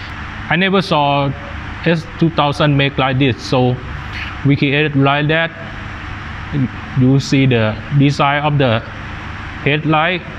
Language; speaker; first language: English; non-native, learner; Thai